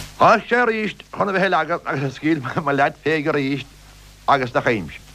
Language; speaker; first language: Irish; native; Irish